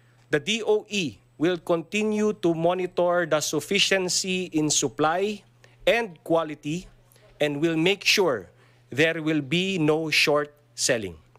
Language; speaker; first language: English; non-native, local second language; Filipino